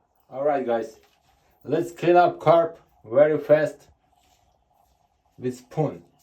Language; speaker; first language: English; non-native, learner; Ukrainian